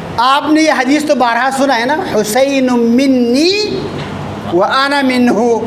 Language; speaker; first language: Urdu; native; Urdu